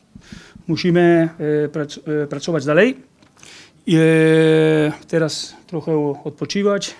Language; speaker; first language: Polish; non-native, learner; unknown